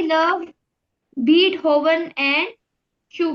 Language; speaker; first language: English; non-native, learner; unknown